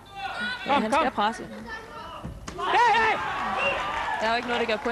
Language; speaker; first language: Danish; native; Danish